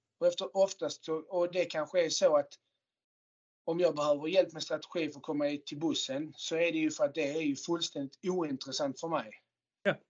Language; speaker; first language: Swedish; native; Swedish